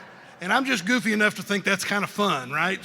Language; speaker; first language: English; native; English